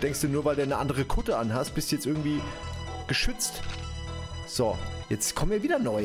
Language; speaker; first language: German; native; German